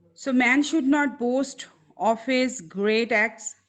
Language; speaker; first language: English; non-native, local second language; Punjabi